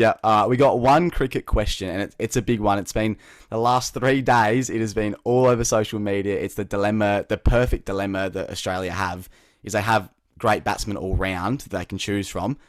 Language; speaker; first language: English; native; English